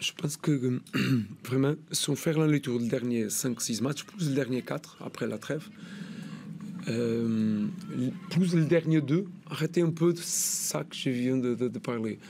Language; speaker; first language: French; non-native, learner; Portuguese